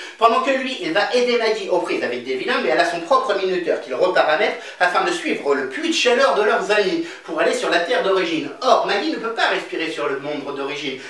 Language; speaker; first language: French; native; French